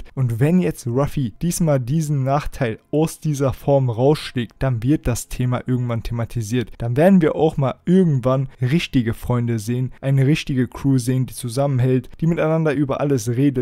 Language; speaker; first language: German; native; German